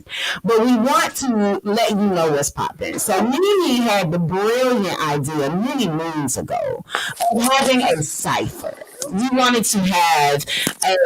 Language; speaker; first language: English; native; English